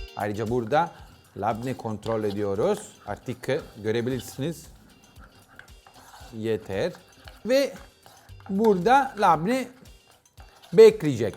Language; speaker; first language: Turkish; non-native, learner; Italian